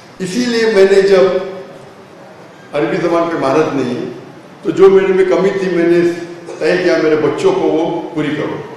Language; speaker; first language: Urdu; non-native, local second language; Konkani